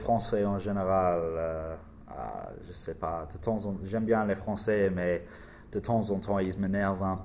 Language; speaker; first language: French; non-native, learner; English